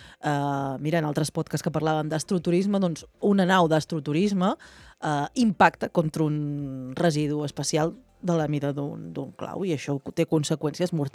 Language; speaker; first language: Catalan; native; Catalan